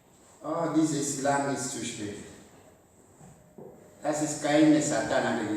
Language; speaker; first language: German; non-native, learner; French